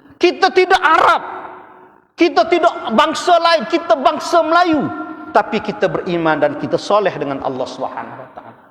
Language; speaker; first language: Malay; native; Malay